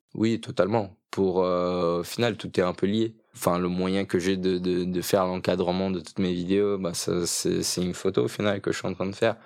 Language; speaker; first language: French; early bilingual, other home language; Portuguese